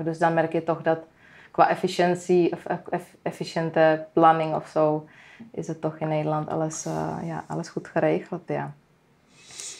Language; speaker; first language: Dutch; non-native, fluent; Czech